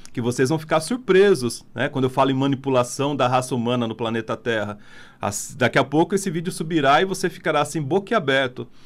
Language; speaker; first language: Portuguese; non-native, fluent; Italian